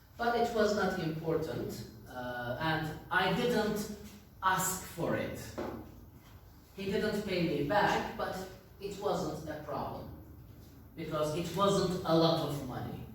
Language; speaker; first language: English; non-native, fluent; Turkish